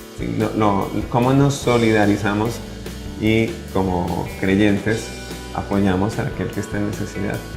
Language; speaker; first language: Spanish; native; Spanish